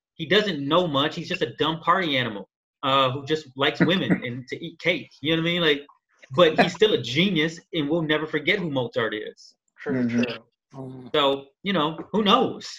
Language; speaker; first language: English; native; English